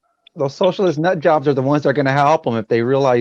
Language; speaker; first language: English; native; English